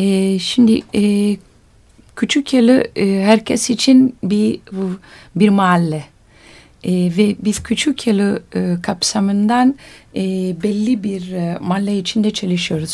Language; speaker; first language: Turkish; non-native, learner; Italian